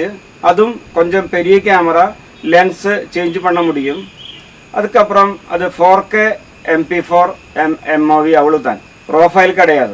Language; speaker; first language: Tamil; non-native, learner; Malayalam